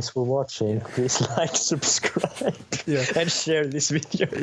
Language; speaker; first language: English; non-native, fluent; Norwegian